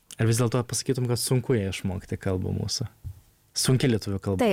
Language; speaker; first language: Lithuanian; native; Lithuanian